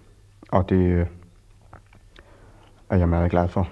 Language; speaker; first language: Danish; early bilingual, other home language; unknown